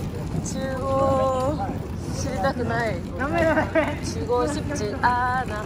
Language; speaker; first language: Korean; non-native, learner; Japanese